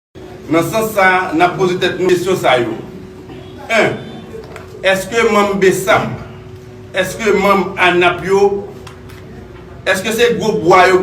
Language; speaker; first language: Haitian Creole; native; Haitian Creole